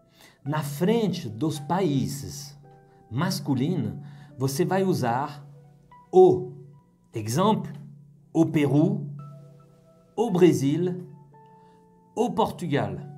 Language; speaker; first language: Portuguese; non-native, fluent; French